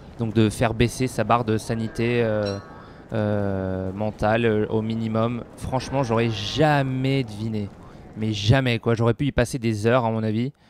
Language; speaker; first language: French; native; French